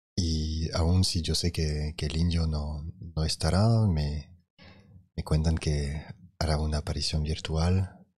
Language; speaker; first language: Spanish; non-native, fluent; French